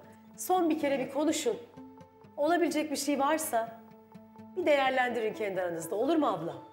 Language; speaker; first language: Turkish; native; Turkish